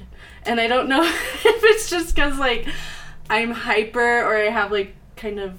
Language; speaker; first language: English; native; English